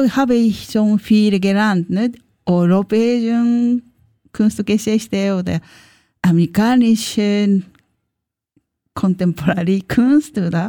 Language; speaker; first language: German; non-native, learner; Japanese